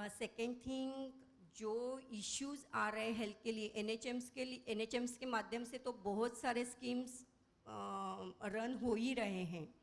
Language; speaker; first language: Hindi; non-native, local second language; Marathi